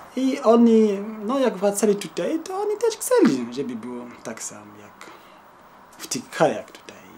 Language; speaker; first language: Polish; non-native, fluent; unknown